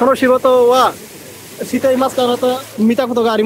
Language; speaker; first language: Japanese; non-native, learner; Bangla